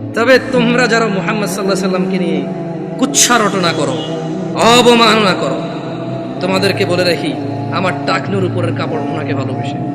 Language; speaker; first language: Bangla; early bilingual, heritage; Bangla